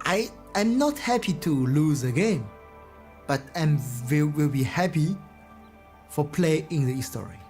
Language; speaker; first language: English; non-native, learner; Chinese